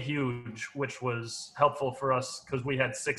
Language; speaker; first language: English; native; English